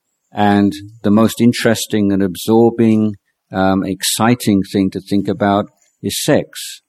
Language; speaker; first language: English; native; English